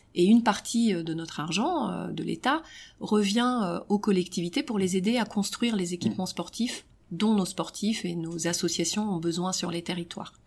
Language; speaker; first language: French; early bilingual, other home language; Romanian